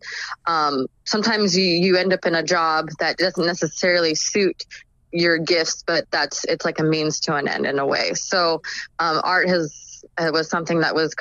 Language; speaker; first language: English; native; English